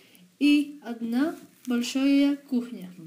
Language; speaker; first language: Russian; non-native, learner; Greek